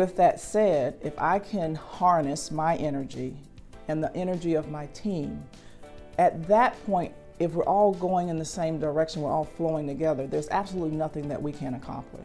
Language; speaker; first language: English; native; English